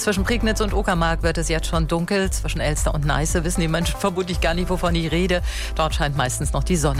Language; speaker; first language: German; native; German